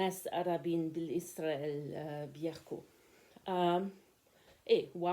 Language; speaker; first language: Arabic; non-native, learner; German